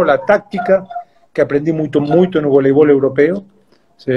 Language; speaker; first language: Portuguese; non-native, fluent; Spanish